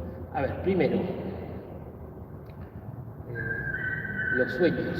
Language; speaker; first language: Spanish; native; Spanish